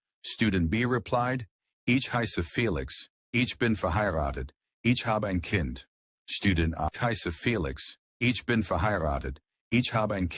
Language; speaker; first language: German; non-native, learner; English